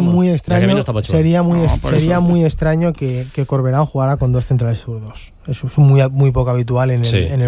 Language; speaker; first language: Spanish; native; Spanish